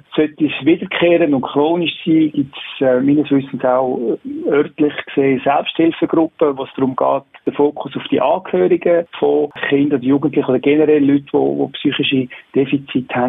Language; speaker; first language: German; native; German